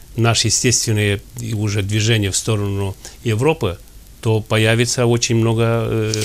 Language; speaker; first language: Russian; non-native, fluent; Romanian